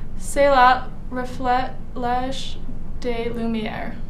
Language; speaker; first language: French; non-native, learner; English